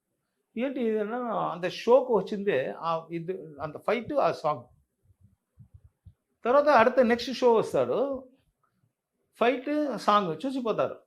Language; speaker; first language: Telugu; non-native, learner; Tamil